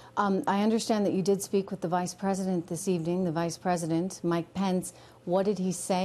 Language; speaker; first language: English; native; English